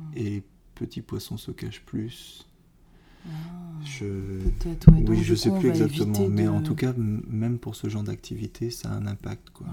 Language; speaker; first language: French; native; French